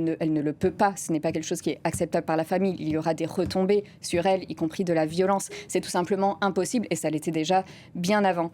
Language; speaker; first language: French; native; French